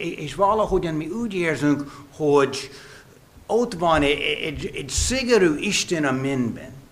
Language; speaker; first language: Hungarian; non-native, fluent; English